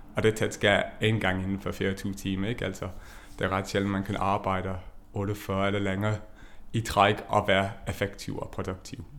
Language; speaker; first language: Danish; non-native, fluent; English